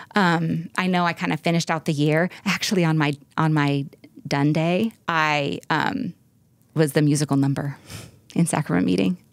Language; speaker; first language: English; native; English